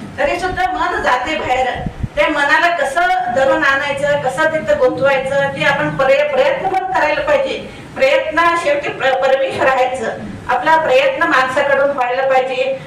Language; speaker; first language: Marathi; non-native, local second language; Kannada